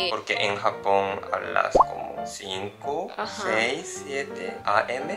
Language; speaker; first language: Spanish; non-native, learner; Japanese